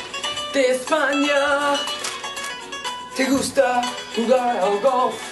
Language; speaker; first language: Spanish; non-native, learner; English